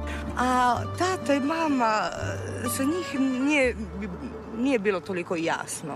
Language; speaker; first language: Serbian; non-native, fluent; Italian